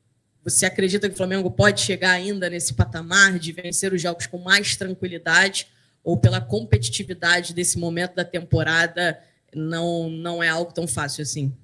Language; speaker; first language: Portuguese; native; Portuguese